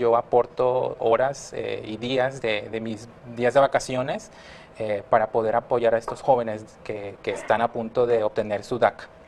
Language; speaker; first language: Spanish; early bilingual, heritage; Spanish